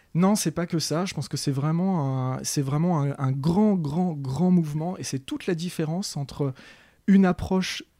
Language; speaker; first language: French; native; French